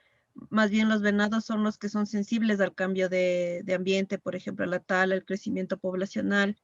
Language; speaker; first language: Spanish; native; Spanish